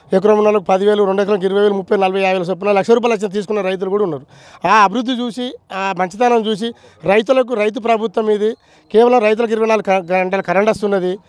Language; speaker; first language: Telugu; native; Telugu